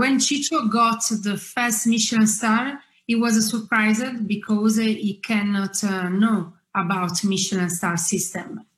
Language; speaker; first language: English; non-native, fluent; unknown